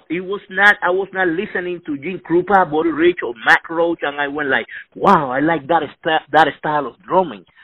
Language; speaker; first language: English; non-native, fluent; Spanish